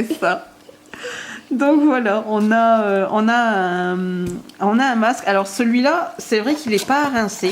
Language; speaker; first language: French; native; French